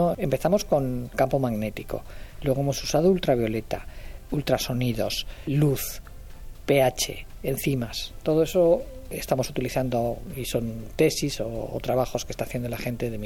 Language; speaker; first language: Spanish; native; Spanish